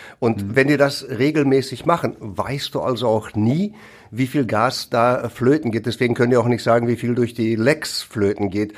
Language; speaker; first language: German; early bilingual, other home language; Greek